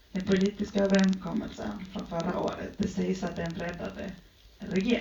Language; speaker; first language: Swedish; early bilingual, other home language; Spanish